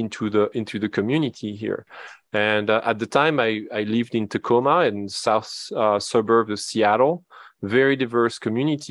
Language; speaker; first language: English; non-native, fluent; French